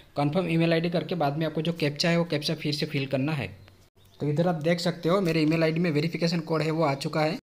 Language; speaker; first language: Hindi; non-native, local second language; Gujarati